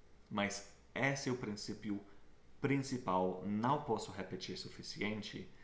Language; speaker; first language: Portuguese; non-native, fluent; English